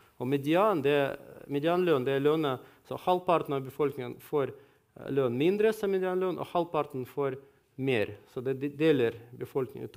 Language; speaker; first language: Norwegian; non-native, fluent; Russian